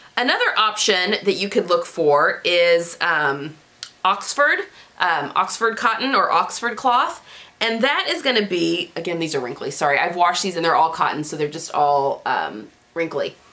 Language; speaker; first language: English; native; English